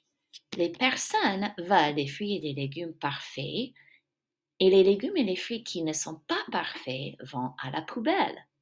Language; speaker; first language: French; non-native, fluent; English